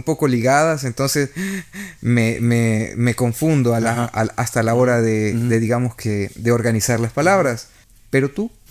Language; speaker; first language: Spanish; native; Spanish